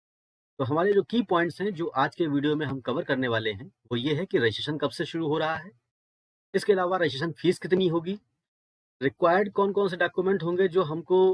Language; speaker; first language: Hindi; native; Hindi